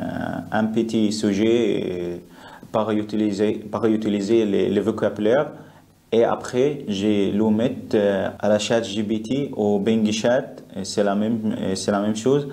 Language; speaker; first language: French; non-native, learner; English